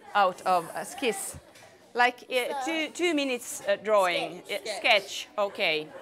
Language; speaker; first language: English; non-native, fluent; Finnish